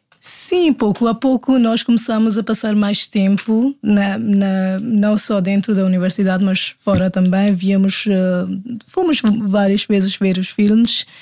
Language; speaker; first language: Portuguese; non-native, fluent; Hindi